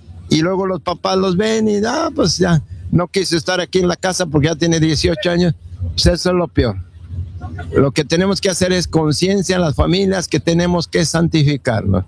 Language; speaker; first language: Spanish; native; Spanish